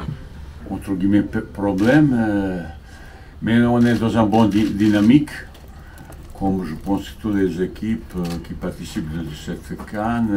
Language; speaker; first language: French; non-native, fluent; Bosnian